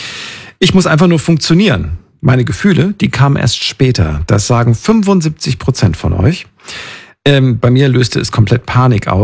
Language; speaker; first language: German; native; German